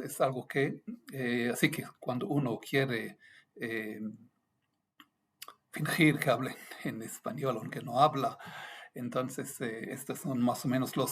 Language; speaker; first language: Spanish; non-native, fluent; Hebrew